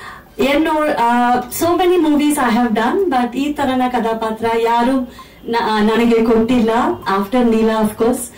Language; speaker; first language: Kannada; non-native, fluent; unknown